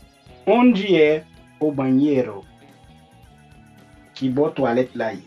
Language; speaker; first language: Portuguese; non-native, fluent; Haitian Creole